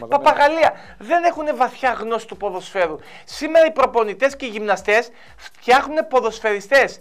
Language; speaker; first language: Greek; native; Greek